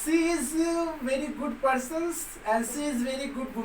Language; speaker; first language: English; non-native, local second language; Hindi